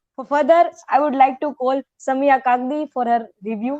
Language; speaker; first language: English; non-native, local second language; Gujarati